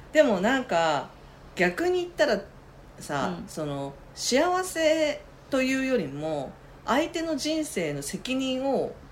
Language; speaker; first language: Japanese; native; Japanese